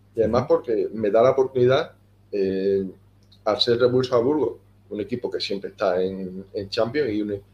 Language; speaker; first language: Spanish; native; Spanish